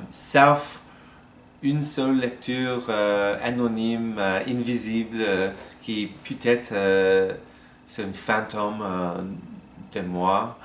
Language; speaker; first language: French; non-native, learner; English